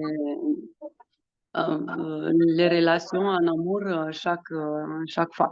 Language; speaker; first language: French; non-native, fluent; Romanian